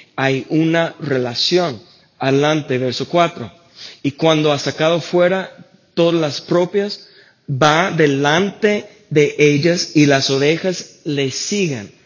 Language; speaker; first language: Spanish; non-native, fluent; English